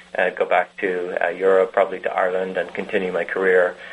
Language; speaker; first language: English; native; English